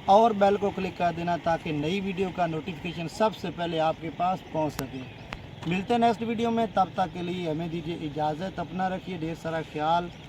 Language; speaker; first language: Urdu; non-native, local second language; Punjabi